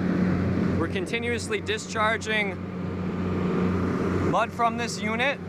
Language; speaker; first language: English; native; English